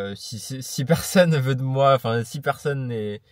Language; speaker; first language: French; native; French